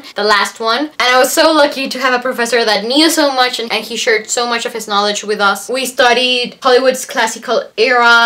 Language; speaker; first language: English; non-native, fluent; Spanish